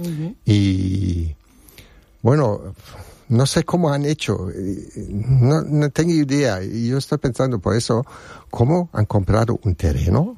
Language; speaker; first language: Spanish; non-native, learner; German